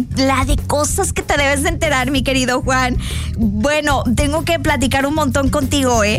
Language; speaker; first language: Spanish; native; Spanish